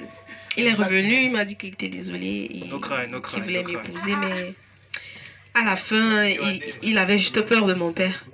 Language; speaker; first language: French; non-native, local second language; English